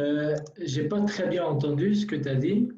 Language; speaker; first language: French; non-native, fluent; Kurdish